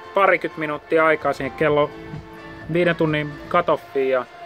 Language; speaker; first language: Finnish; native; Finnish